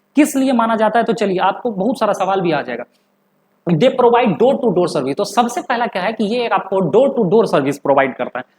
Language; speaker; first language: Hindi; native; Hindi